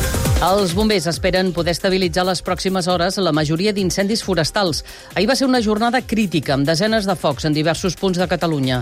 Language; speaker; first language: Catalan; native; Catalan